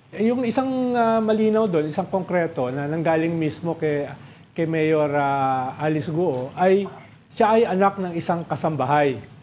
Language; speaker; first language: Filipino; native; Filipino